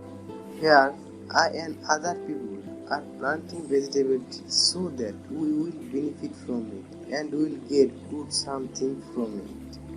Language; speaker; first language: English; non-native, learner; Bangla